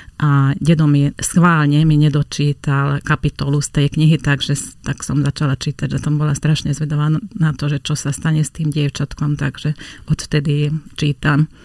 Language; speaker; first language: Slovak; non-native, local second language; Hungarian